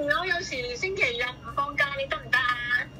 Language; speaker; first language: Cantonese; native; Cantonese